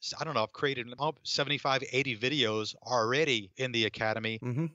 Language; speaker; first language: English; native; English